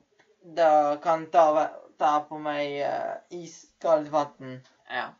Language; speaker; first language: Norwegian; early bilingual, other home language; Polish